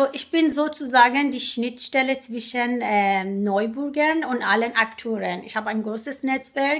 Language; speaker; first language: German; non-native, fluent; Persian